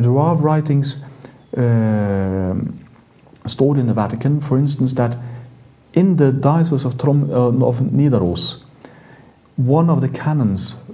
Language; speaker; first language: English; non-native, fluent; Norwegian